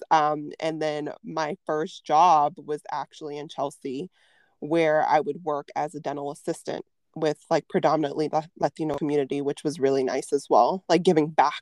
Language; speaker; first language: English; early bilingual, other home language; Spanish